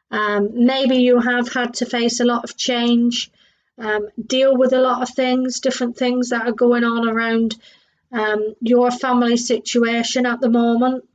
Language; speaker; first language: English; native; English